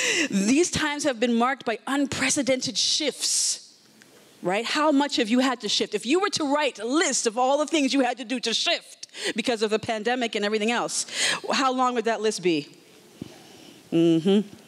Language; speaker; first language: English; native; English